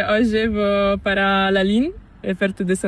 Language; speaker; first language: Spanish; non-native, learner; Portuguese